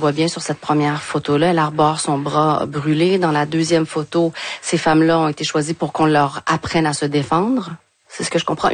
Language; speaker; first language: French; native; French